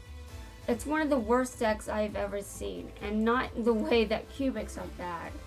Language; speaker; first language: English; native; English